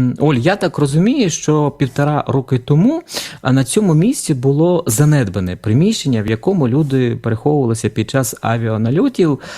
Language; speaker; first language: Ukrainian; native; Ukrainian